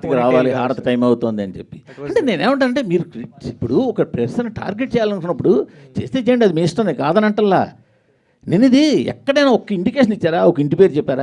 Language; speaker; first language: Telugu; native; Telugu